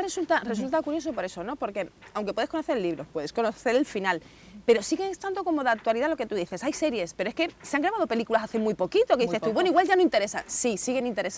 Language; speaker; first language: Spanish; native; Spanish